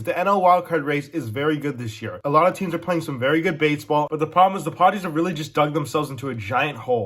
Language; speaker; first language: English; native; English